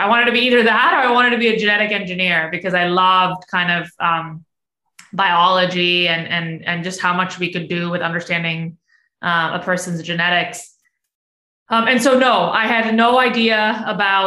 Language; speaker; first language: English; non-native, local second language; Urdu